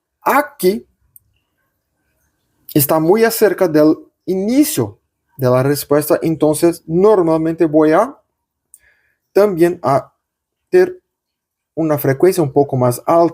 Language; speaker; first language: Spanish; non-native, local second language; Portuguese